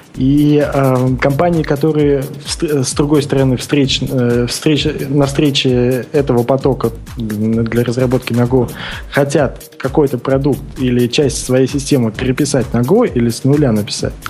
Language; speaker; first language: Russian; native; Russian